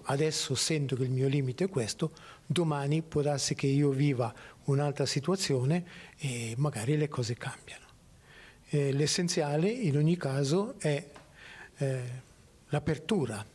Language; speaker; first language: Italian; native; Italian